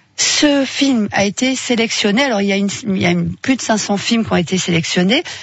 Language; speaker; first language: French; native; French